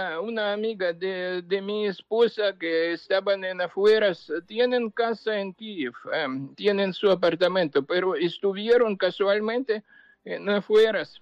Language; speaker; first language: Spanish; non-native, fluent; Ukrainian